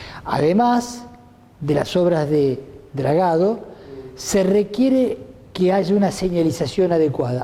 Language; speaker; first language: Spanish; native; Spanish